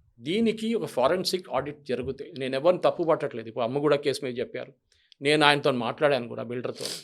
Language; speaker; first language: Telugu; non-native, local second language; Malayalam